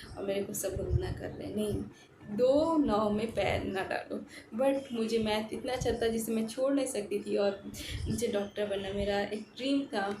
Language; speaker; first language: Hindi; native; Hindi